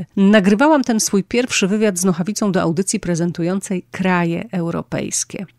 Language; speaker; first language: Polish; native; Polish